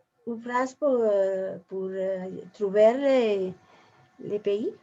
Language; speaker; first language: French; non-native, learner; Spanish